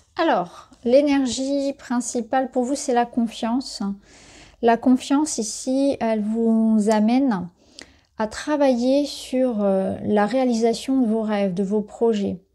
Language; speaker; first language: French; native; French